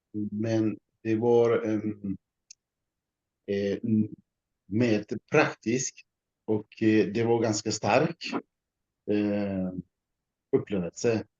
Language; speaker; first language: Swedish; non-native, learner; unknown